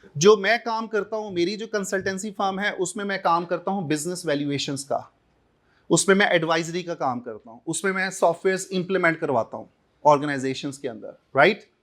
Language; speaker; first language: Urdu; non-native, local second language; Punjabi